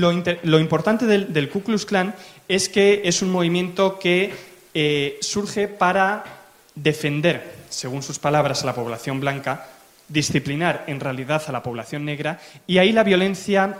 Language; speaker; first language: Spanish; native; Spanish